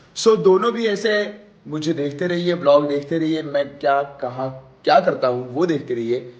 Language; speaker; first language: Hindi; non-native, local second language; Marathi